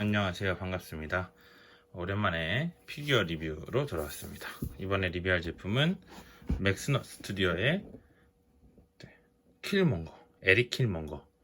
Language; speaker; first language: Korean; native; Korean